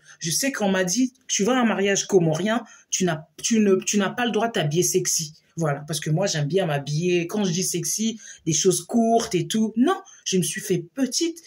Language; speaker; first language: French; non-native, local second language; Lingala